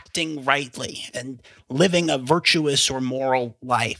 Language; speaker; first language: English; native; English